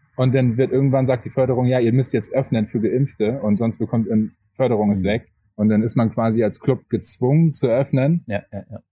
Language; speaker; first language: German; native; German